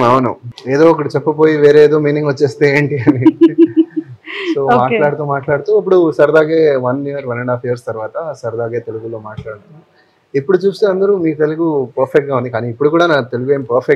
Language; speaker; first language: Telugu; non-native, fluent; Tamil